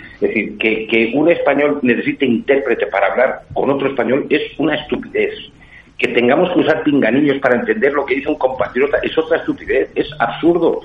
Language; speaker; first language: Spanish; native; Spanish